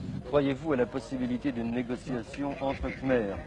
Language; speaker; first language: French; native; French